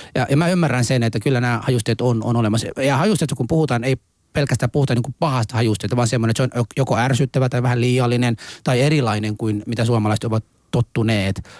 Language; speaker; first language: Finnish; non-native, fluent; Somali